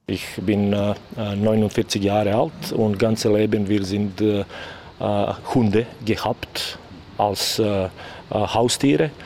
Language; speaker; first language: German; non-native, learner; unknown